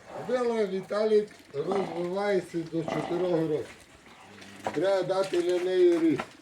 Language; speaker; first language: Ukrainian; native; Ukrainian